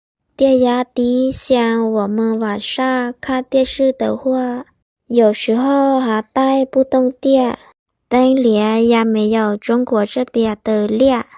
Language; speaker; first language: Chinese; non-native, fluent; Lao